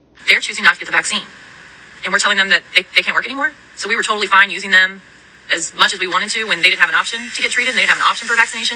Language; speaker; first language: English; native; English